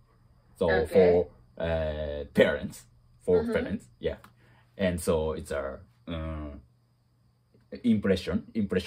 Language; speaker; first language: English; non-native, learner; Japanese